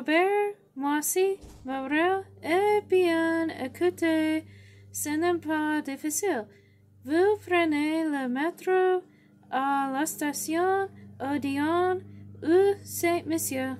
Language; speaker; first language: French; non-native, learner; English